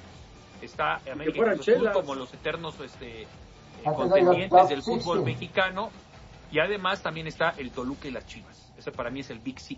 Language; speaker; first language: Spanish; native; Spanish